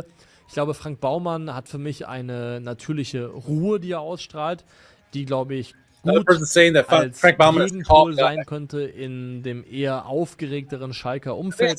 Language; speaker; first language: German; native; German